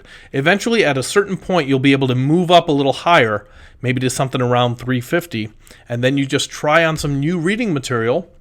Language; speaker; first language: English; native; English